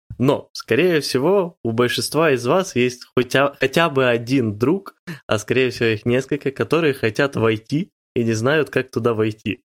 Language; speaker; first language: Russian; native; Russian